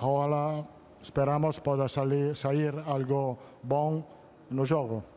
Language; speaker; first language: Portuguese; non-native, fluent; Italian